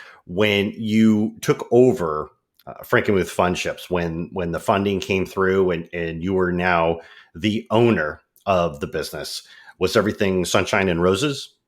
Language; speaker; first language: English; native; English